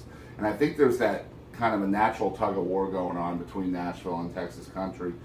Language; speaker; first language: English; native; English